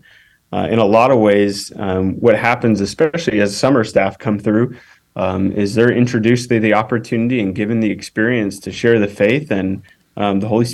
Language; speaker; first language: English; native; English